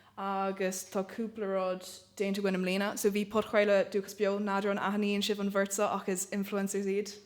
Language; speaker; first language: Irish; native; Irish